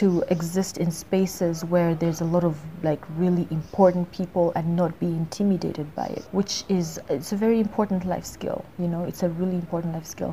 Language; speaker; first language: English; non-native, local second language; Ganda